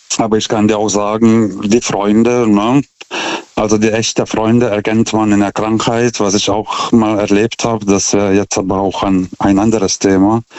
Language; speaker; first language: German; non-native, fluent; Lithuanian